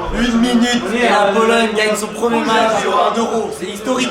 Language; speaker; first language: French; native; French